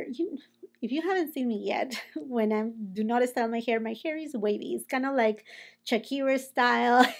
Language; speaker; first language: English; non-native, fluent; Spanish